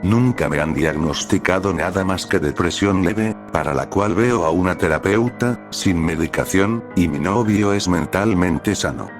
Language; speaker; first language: Spanish; native; Spanish